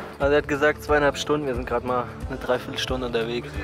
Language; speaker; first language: German; native; German